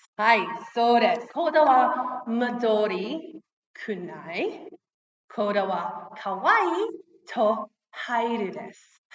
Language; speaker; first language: Japanese; non-native, fluent; English